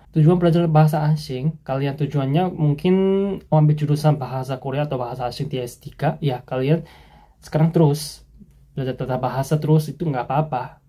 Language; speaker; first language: Indonesian; non-native, fluent; Korean